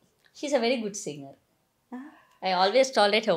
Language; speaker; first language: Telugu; non-native, learner; Malayalam